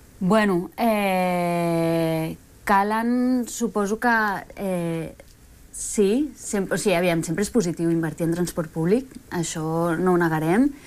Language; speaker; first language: Catalan; early bilingual, other home language; Spanish